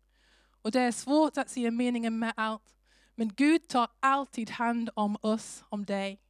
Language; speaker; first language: Swedish; non-native, fluent; English